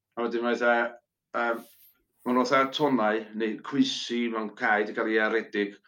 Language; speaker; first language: Welsh; native; Welsh